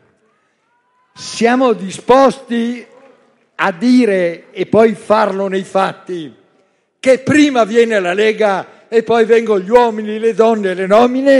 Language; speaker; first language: Italian; native; Italian